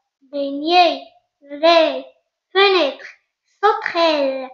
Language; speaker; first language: French; non-native, local second language; Arabic